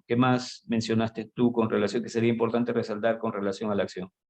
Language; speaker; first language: Spanish; native; Spanish